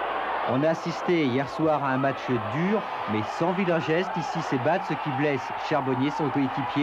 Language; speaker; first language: French; native; French